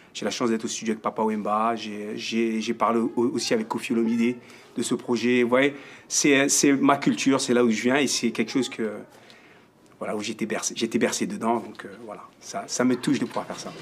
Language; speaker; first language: French; native; French